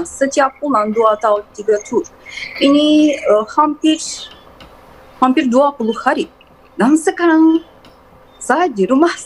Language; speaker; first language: Indonesian; non-native, learner; Turkish